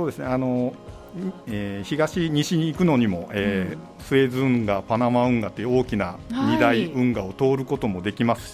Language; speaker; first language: Japanese; native; Japanese